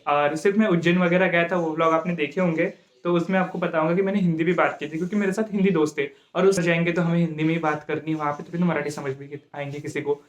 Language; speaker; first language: Hindi; non-native, local second language; Marathi